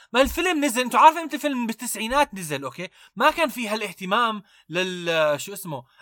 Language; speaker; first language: Arabic; native; Arabic